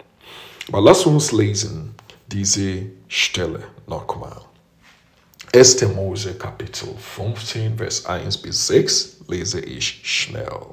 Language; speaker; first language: German; non-native, fluent; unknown